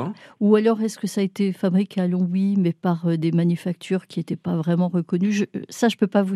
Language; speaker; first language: French; native; French